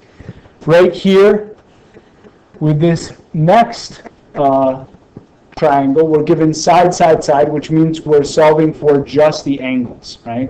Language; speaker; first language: English; native; English